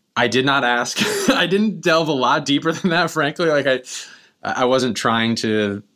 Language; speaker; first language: English; native; English